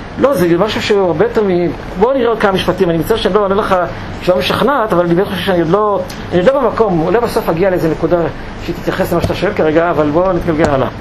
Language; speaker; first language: Hebrew; native; Hebrew